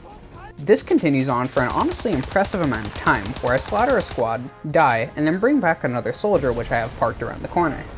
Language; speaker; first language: English; native; English